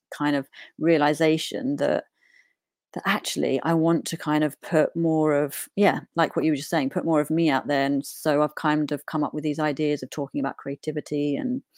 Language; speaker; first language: English; native; English